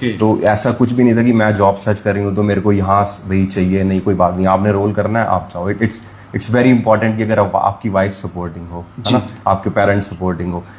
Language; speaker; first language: Hindi; native; Hindi